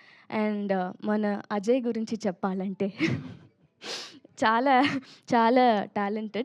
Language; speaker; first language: Telugu; non-native, learner; Tamil